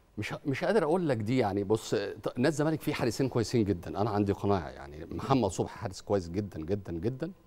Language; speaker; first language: Arabic; native; Arabic